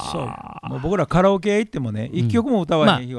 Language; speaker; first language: Japanese; native; Japanese